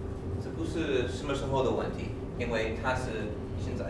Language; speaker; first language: Chinese; non-native, fluent; English